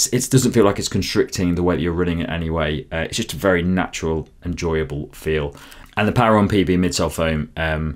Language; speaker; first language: English; native; English